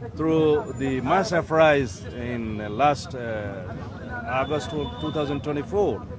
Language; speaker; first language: English; non-native, local second language; Bangla